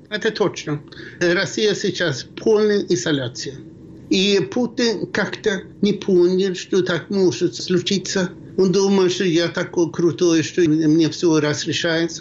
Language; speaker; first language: Russian; non-native, fluent; Swedish